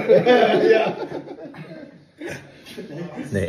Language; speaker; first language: German; non-native, learner; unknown